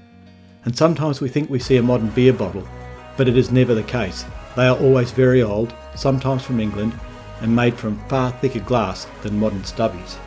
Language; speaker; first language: English; native; English